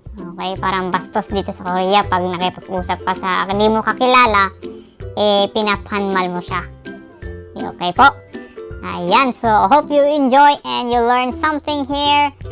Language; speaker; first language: Filipino; non-native, local second language; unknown